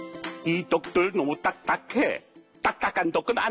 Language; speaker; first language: Korean; non-native, learner; English